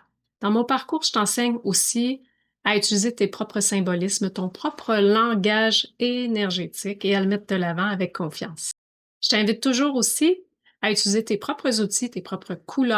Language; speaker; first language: French; native; French